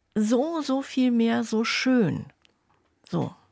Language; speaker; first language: German; native; German